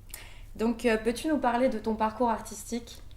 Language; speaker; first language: French; native; French